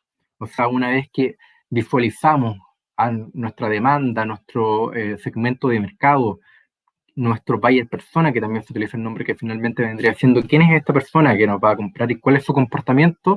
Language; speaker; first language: Spanish; native; Spanish